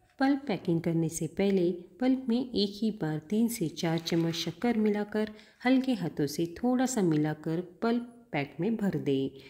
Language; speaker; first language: Hindi; non-native, local second language; Marathi